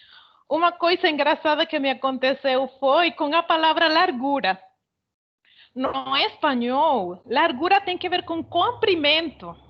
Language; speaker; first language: Portuguese; non-native, fluent; Spanish